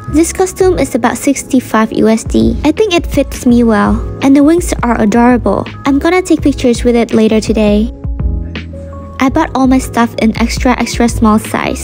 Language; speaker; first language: English; non-native, fluent; Vietnamese